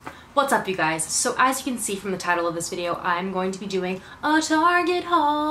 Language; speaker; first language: English; native; English